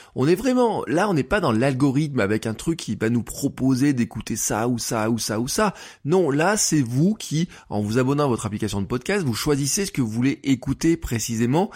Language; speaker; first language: French; native; French